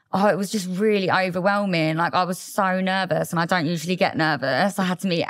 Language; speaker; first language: English; native; English